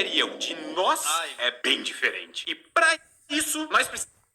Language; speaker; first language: Portuguese; native; Portuguese